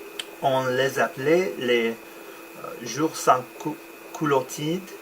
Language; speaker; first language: French; non-native, learner; English